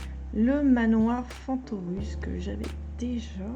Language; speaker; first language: French; native; French